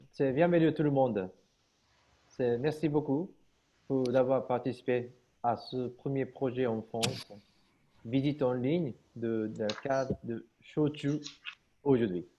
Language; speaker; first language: French; non-native, learner; Japanese